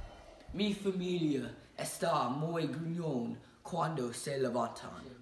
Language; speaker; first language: Spanish; non-native, learner; English